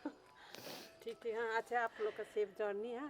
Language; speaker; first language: Hindi; non-native, local second language; Nepali